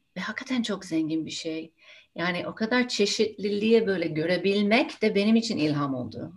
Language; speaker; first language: Turkish; non-native, fluent; English